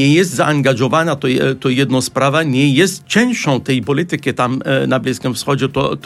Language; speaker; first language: Polish; non-native, fluent; Arabic